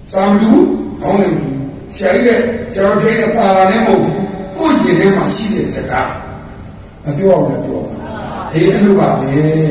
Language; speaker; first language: Burmese; native; Burmese